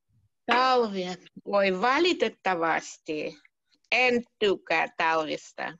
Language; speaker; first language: Finnish; non-native, learner; Russian